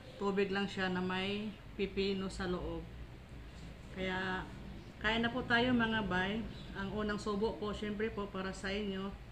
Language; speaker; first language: Filipino; non-native, local second language; Cebuano